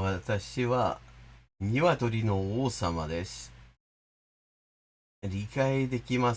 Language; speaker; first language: Japanese; non-native, fluent; English